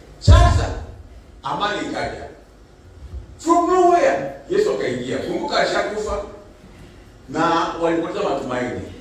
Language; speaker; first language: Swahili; native; Swahili